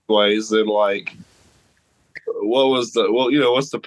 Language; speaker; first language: English; native; English